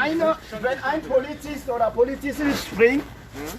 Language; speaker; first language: German; non-native, learner; French